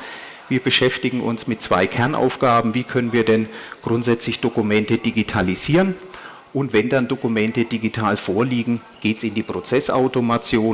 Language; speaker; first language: German; native; German